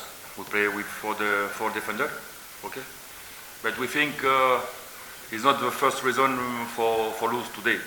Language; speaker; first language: English; non-native, learner; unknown